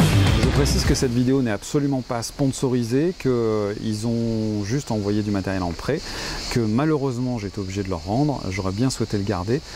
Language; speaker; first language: French; native; French